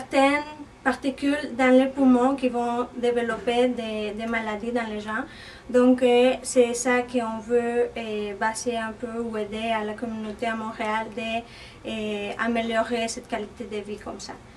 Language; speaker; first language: French; non-native, fluent; Spanish